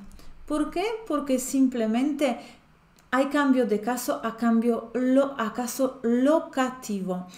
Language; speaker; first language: Spanish; non-native, fluent; Polish